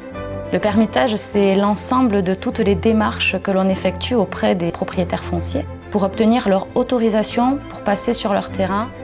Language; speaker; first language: French; native; French